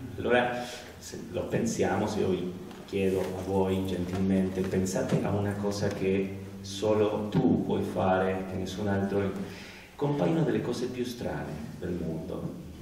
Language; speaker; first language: Italian; non-native, learner; Spanish